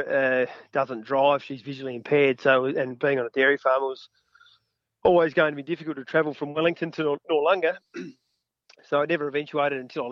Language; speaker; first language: English; native; English